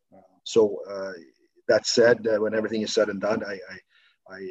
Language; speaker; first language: English; non-native, fluent; Swedish